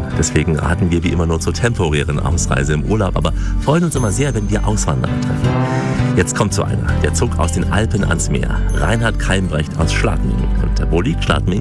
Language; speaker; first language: German; native; German